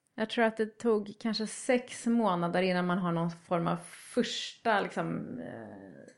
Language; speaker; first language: Swedish; native; Swedish